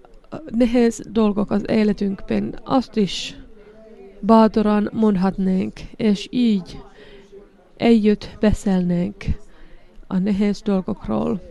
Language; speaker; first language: Hungarian; non-native, learner; Finnish